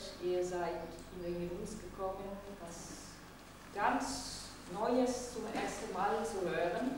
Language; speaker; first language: German; non-native, fluent; Hebrew